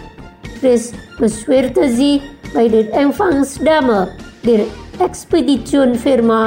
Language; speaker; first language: German; non-native, learner; Indonesian